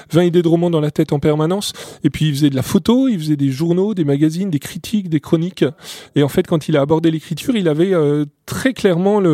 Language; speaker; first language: French; native; French